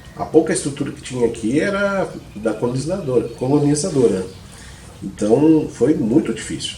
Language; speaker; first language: Portuguese; native; Portuguese